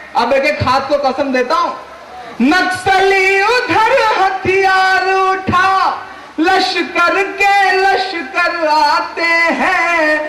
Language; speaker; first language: Hindi; native; Hindi